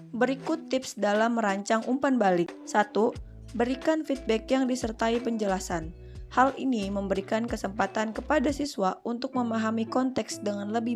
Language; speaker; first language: Indonesian; native; Indonesian